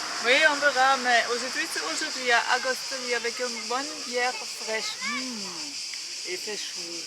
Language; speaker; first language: French; non-native, fluent; German